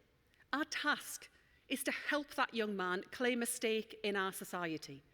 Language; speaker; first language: English; native; English